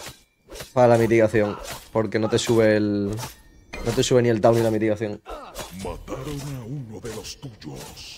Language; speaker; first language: Spanish; native; Spanish